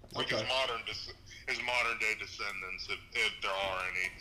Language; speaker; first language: English; native; English